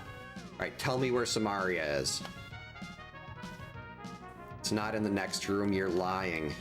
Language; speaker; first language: English; native; English